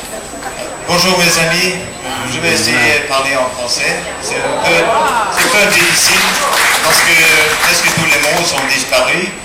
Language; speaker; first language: French; non-native, learner; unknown